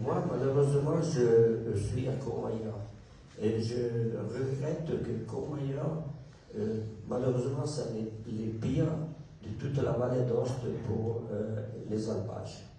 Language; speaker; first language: French; non-native, local second language; Italian